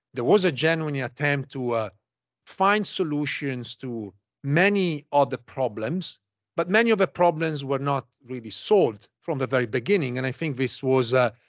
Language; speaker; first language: English; non-native, fluent; Italian